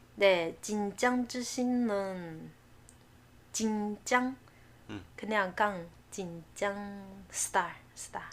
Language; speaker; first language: Korean; non-native, learner; Chinese